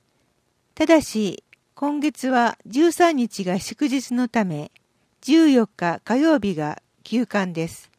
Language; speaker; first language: Japanese; native; Japanese